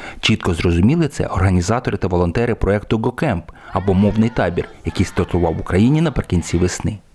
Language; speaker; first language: Ukrainian; native; Ukrainian